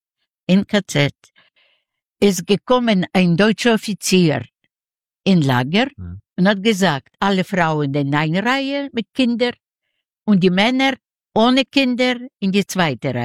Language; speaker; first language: German; non-native, fluent; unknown